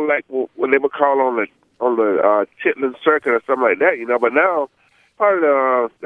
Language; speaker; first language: English; native; English